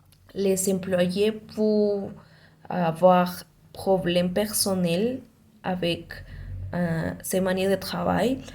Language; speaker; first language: French; non-native, learner; Spanish